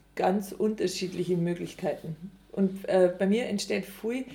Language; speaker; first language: German; native; German